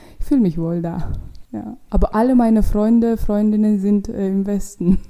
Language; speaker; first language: German; non-native, fluent; Russian